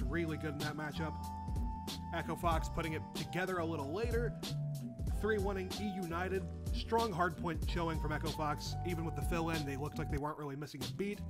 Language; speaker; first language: English; native; English